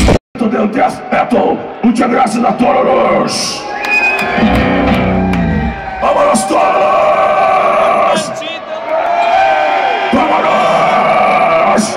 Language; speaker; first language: Spanish; non-native, learner; Portuguese